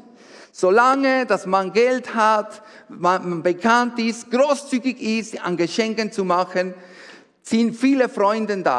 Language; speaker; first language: German; non-native, fluent; Spanish